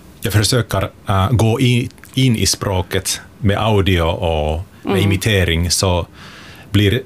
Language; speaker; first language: Swedish; non-native, fluent; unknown